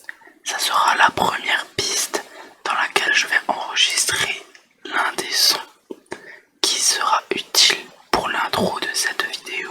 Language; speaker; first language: French; native; French